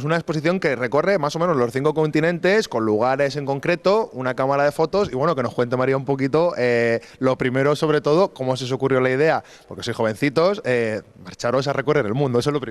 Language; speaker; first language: Spanish; native; Spanish